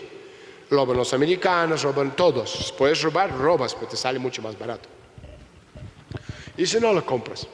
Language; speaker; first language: Spanish; non-native, fluent; Russian